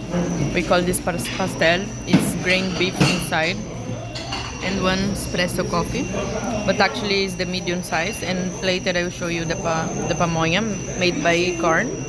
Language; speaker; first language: English; non-native, learner; Portuguese